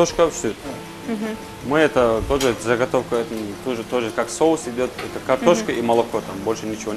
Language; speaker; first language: Russian; non-native, learner; Turkish